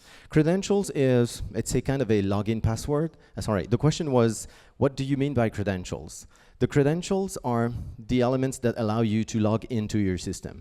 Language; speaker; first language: English; non-native, fluent; French